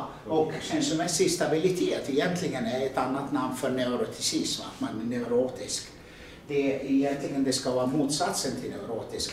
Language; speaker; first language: Swedish; non-native, fluent; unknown